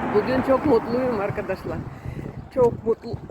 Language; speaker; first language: Turkish; non-native, learner; Russian